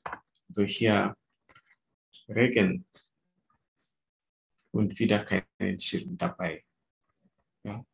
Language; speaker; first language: German; non-native, fluent; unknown